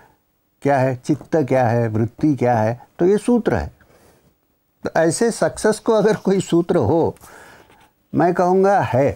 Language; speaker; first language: Hindi; non-native, local second language; Malayalam